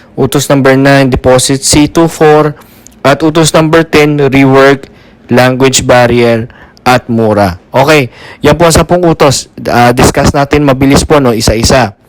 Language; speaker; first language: Filipino; native; Filipino